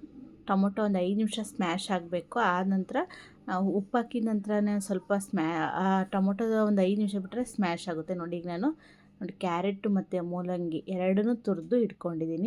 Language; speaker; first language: Kannada; native; Kannada